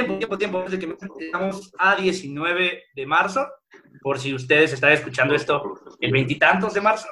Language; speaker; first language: Spanish; native; Spanish